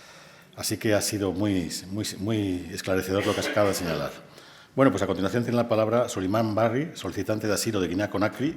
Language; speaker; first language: Spanish; native; Spanish